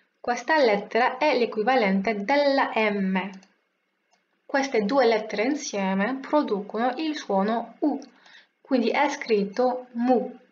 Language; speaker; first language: Italian; non-native, fluent; French